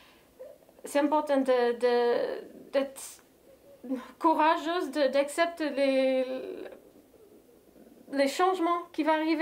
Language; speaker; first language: French; non-native, fluent; English